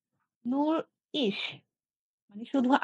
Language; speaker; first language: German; non-native, learner; Bangla